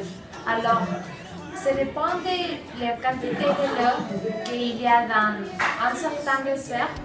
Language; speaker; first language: French; non-native, learner; Spanish